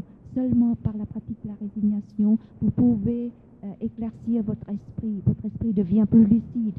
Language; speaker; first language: French; non-native, fluent; Vietnamese